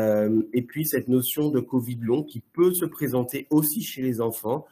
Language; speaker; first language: French; native; French